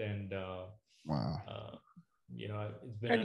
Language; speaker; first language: English; non-native, local second language; Hindi